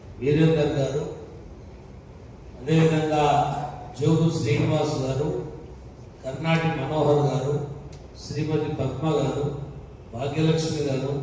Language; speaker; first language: Telugu; native; Telugu